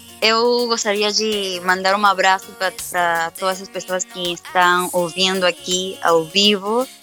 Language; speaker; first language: Portuguese; non-native, fluent; Spanish